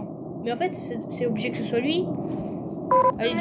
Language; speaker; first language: French; native; French